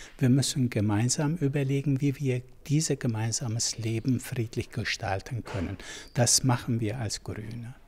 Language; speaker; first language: German; non-native, fluent; Turkish